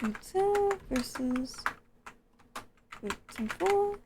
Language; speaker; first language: Norwegian; non-native, learner; English